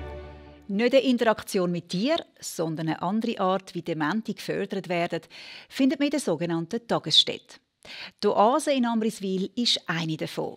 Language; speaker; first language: German; native; German